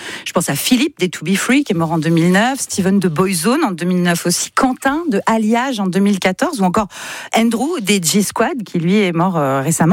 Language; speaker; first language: French; native; French